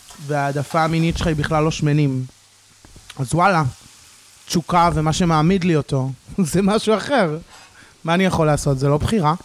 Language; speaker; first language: Hebrew; native; Hebrew